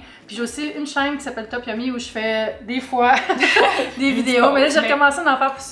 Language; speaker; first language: French; native; French